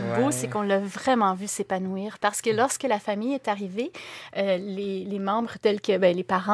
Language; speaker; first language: French; native; French